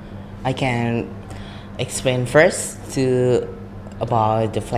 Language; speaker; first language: English; non-native, learner; Indonesian